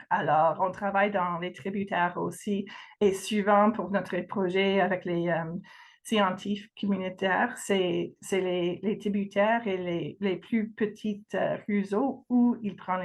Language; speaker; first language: French; non-native, fluent; English